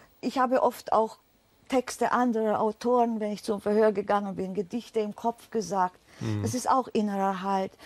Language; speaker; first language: German; native; German